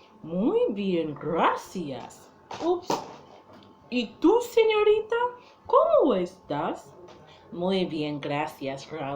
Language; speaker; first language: Spanish; non-native, fluent; English